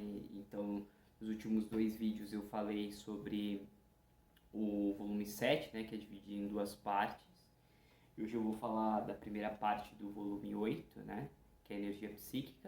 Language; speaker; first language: Portuguese; native; Portuguese